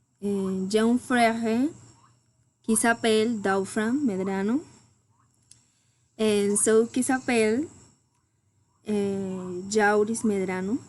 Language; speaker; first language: French; non-native, learner; Spanish